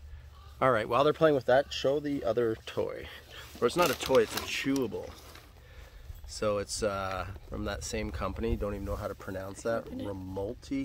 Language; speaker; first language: English; native; English